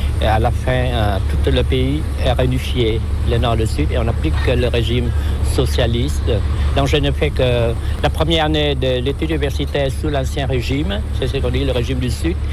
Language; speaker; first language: French; non-native, local second language; Vietnamese